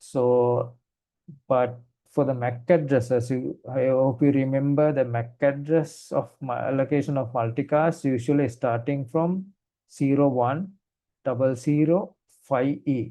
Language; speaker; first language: English; non-native, fluent; Sinhala